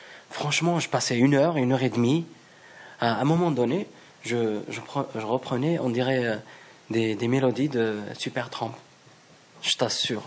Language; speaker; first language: French; non-native, local second language; Kabyle